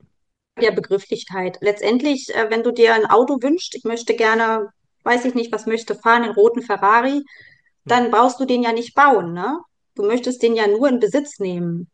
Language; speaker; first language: German; native; German